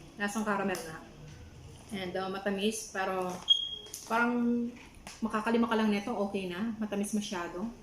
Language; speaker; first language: Filipino; non-native, local second language; Pampanga